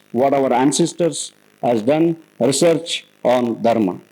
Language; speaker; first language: English; non-native, local second language; Kannada